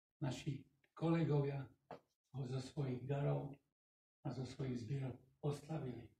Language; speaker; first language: Slovak; non-native, local second language; Rusyn